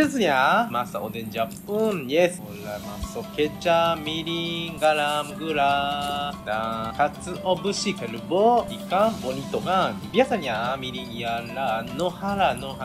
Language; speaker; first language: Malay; non-native, learner; Japanese